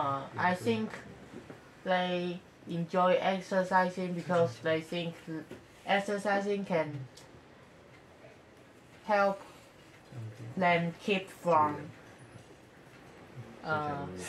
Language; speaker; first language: English; non-native, learner; Chinese